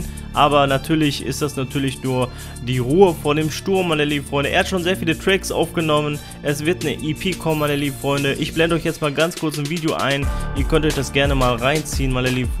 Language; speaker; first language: German; native; German